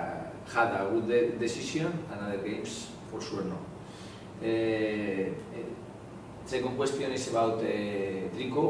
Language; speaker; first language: English; non-native, learner; Spanish